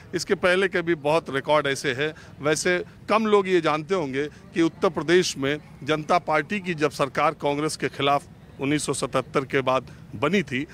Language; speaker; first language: Hindi; native; Hindi